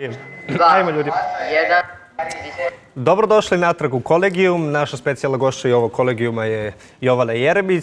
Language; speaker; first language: Serbian; native; Serbian